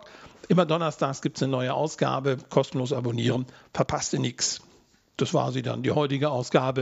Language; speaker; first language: German; native; German